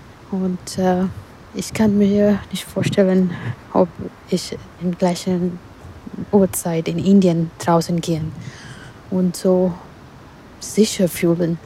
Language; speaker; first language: German; non-native, learner; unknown